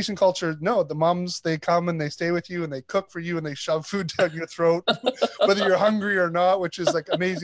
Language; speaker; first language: English; native; English